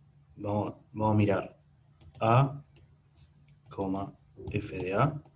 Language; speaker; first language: Spanish; native; Spanish